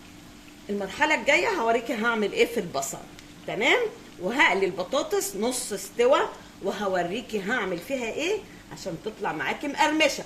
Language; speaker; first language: Arabic; native; Arabic